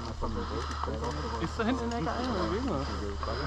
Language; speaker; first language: German; native; German